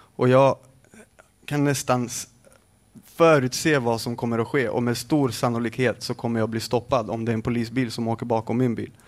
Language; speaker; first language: Swedish; early bilingual, other home language; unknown